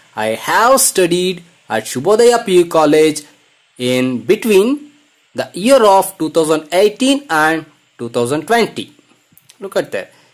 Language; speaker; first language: English; non-native, local second language; Kannada